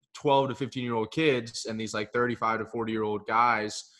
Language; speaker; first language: English; early bilingual, other home language; Hindi